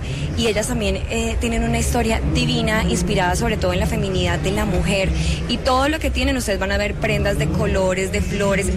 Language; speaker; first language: Spanish; native; Spanish